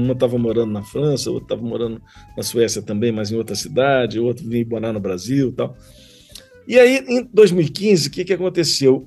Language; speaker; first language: Portuguese; native; Portuguese